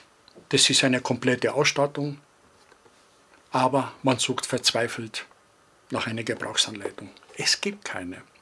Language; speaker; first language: German; non-native, fluent; Greek